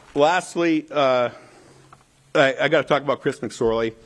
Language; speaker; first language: English; native; English